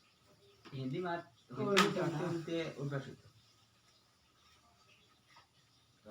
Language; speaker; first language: Hindi; non-native, local second language; Bangla